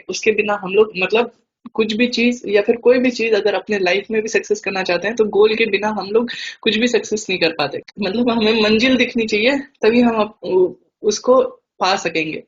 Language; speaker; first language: Hindi; native; Hindi